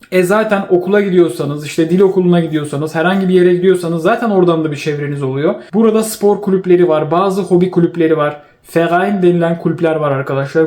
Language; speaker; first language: Turkish; native; Turkish